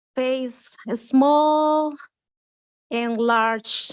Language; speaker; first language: English; non-native, fluent; Spanish